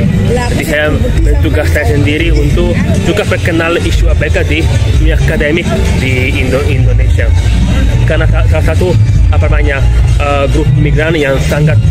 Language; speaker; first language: Indonesian; non-native, fluent; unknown